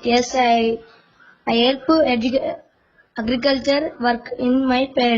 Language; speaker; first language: English; non-native, learner; Telugu